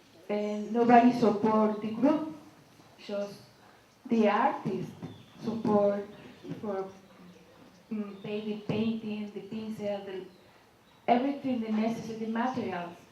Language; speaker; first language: English; non-native, learner; Spanish